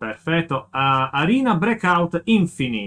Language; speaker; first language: Italian; native; Italian